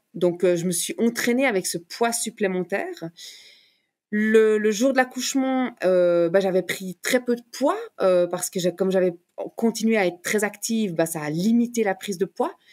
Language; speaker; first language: French; native; French